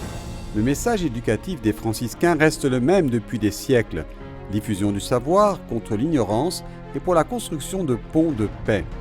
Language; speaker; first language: French; native; French